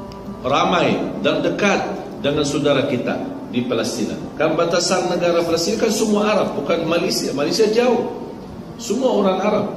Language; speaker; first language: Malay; non-native, fluent; Arabic